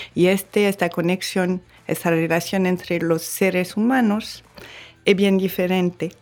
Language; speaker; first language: Spanish; non-native, fluent; French